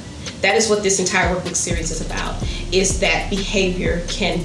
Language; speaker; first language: English; native; English